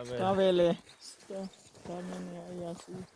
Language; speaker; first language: Finnish; non-native, learner; Thai